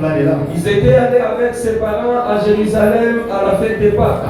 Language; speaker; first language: French; non-native, local second language; Bambara